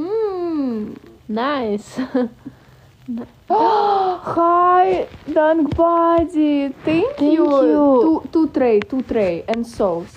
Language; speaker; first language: English; non-native, learner; Russian